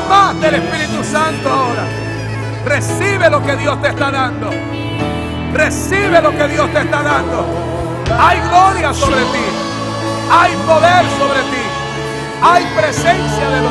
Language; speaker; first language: Spanish; native; Spanish